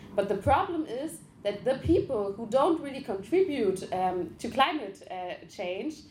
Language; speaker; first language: English; non-native, fluent; German